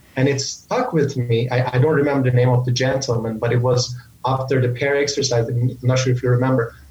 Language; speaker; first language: English; non-native, fluent; Turkish